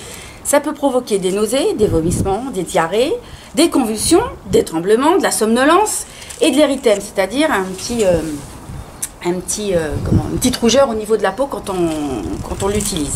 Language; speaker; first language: French; native; French